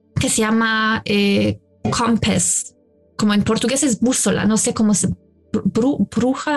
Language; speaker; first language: Spanish; non-native, fluent; German